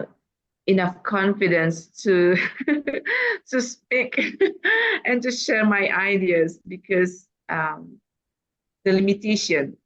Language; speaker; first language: English; non-native, learner; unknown